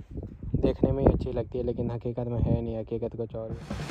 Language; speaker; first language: Hindi; native; Hindi